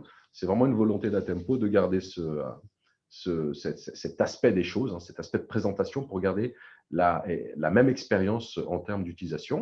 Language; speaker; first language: French; native; French